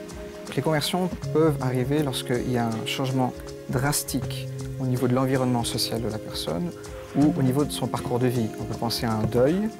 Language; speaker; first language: French; native; French